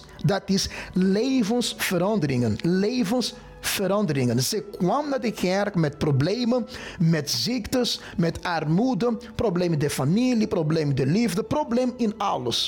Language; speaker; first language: Dutch; non-native, fluent; Portuguese